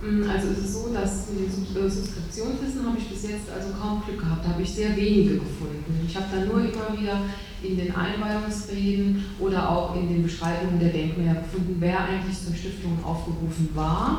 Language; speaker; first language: German; native; German